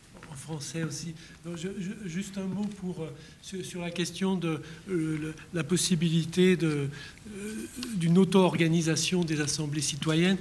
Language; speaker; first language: French; native; French